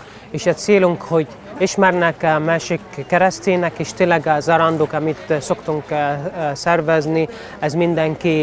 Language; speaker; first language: Hungarian; non-native, learner; Arabic